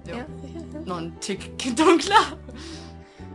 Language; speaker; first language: German; native; German